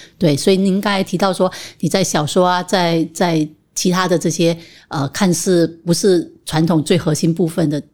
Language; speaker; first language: Chinese; native; Chinese